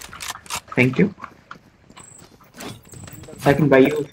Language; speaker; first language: English; non-native, local second language; Kannada